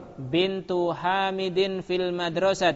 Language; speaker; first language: Arabic; non-native, fluent; Indonesian